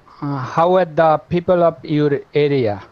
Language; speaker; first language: English; non-native, learner; Bangla